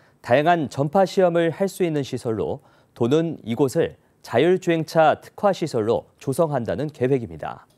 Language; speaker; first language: Korean; native; Korean